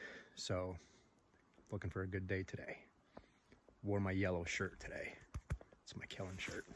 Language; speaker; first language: English; native; English